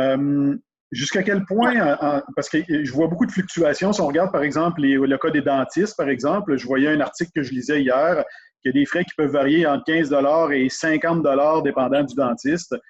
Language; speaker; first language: French; native; French